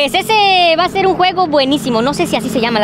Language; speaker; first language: Spanish; native; Spanish